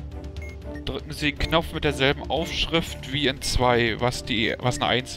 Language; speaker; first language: German; native; German